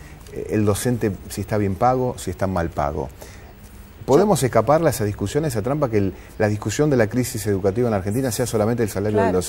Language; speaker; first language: Spanish; native; Spanish